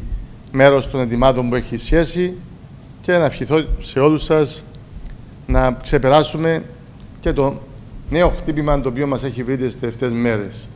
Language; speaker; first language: Greek; native; Greek